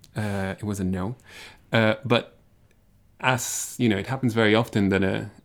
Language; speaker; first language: English; non-native, fluent; Spanish